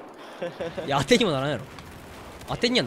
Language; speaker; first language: Japanese; native; Japanese